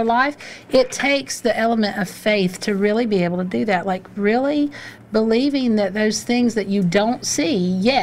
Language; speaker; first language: English; native; English